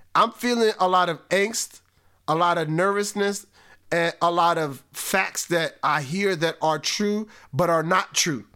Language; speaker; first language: English; native; English